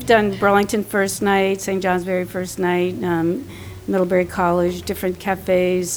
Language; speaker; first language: English; early bilingual, other home language; French